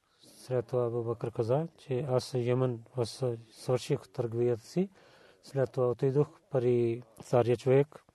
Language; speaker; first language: Bulgarian; non-native, learner; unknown